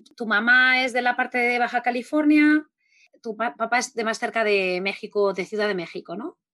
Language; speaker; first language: Spanish; native; Spanish